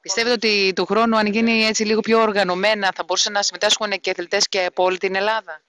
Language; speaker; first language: Greek; native; Greek